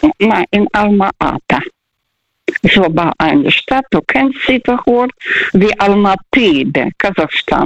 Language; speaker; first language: German; non-native, learner; Russian